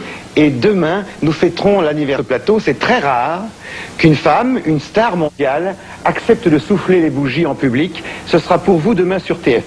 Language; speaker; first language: French; native; French